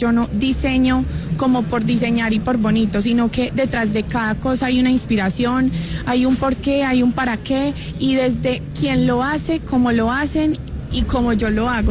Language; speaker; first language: Spanish; native; Spanish